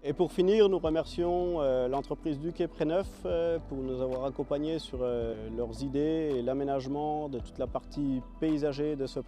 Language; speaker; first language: French; native; French